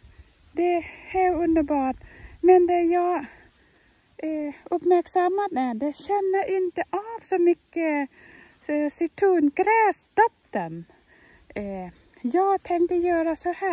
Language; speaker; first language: Swedish; non-native, fluent; Thai